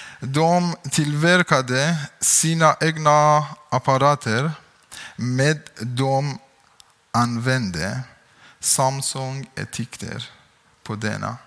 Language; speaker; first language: Swedish; non-native, learner; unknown